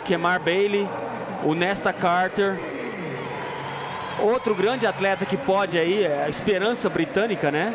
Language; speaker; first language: Portuguese; native; Portuguese